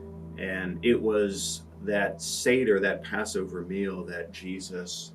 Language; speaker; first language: English; native; English